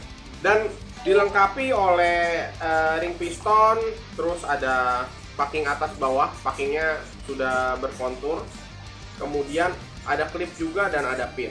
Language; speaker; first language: Indonesian; native; Indonesian